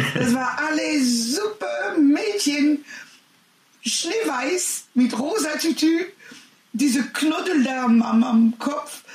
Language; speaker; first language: German; non-native, learner; French